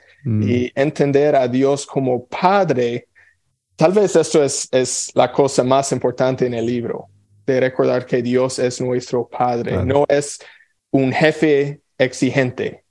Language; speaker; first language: Spanish; non-native, fluent; English